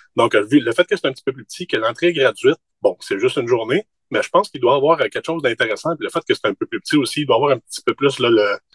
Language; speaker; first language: French; native; French